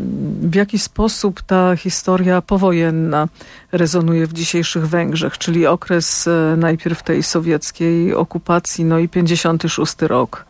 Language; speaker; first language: Polish; native; Polish